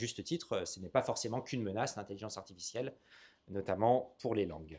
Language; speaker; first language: French; native; French